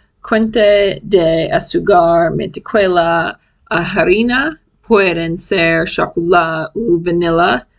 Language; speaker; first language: Spanish; non-native, learner; English